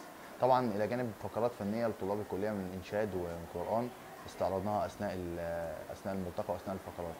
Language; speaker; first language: Arabic; native; Arabic